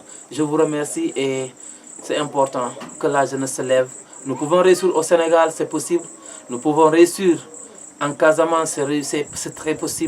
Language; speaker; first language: French; non-native, local second language; Mandingo